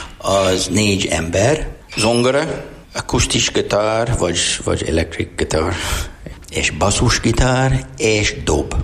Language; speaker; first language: Hungarian; non-native, learner; English